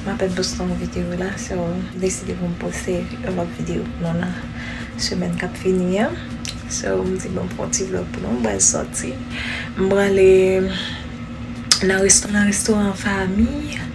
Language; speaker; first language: French; non-native, learner; Haitian Creole